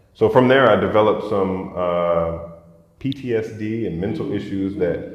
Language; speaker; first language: English; native; English